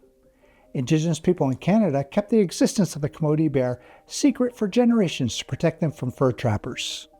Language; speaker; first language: English; native; English